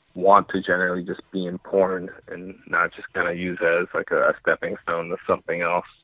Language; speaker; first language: English; native; English